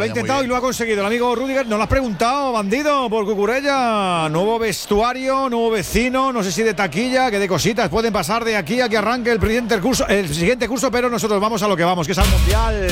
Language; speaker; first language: Spanish; native; Spanish